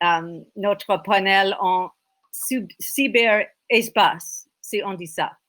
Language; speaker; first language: French; non-native, learner; English